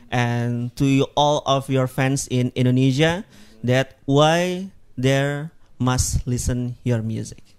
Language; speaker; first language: English; non-native, learner; Indonesian